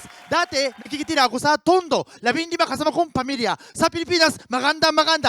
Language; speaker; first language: Filipino; non-native, learner; Japanese